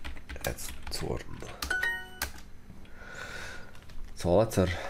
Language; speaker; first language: Swedish; non-native, learner; English